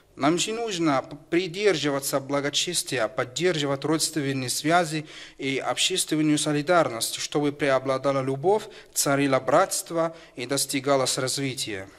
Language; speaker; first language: Russian; non-native, fluent; Arabic